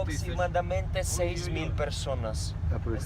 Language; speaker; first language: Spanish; non-native, fluent; Ukrainian